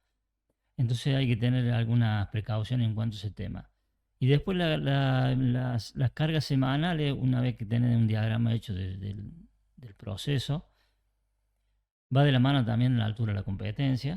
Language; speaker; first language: Spanish; native; Spanish